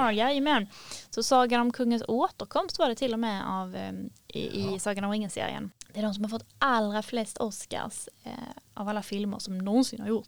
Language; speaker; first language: Swedish; native; Swedish